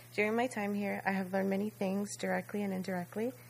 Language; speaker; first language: English; non-native, fluent; Spanish